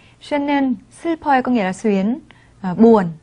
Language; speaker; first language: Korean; non-native, fluent; Vietnamese